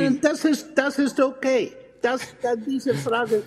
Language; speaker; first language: German; non-native, fluent; English